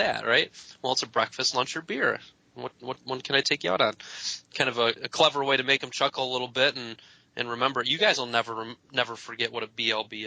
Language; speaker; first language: English; native; English